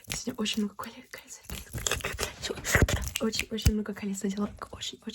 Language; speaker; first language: Russian; early bilingual, heritage; Russian